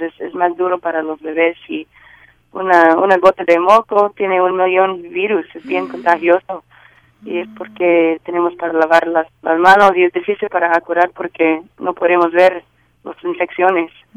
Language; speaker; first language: Spanish; non-native, learner; English